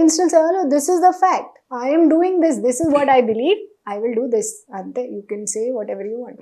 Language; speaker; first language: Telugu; non-native, fluent; Hindi